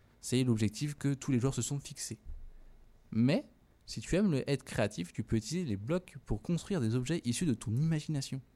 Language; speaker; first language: French; native; French